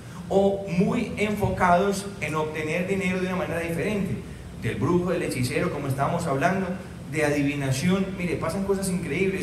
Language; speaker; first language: Spanish; native; Spanish